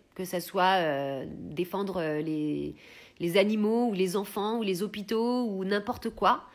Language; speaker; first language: French; early bilingual, heritage; Italian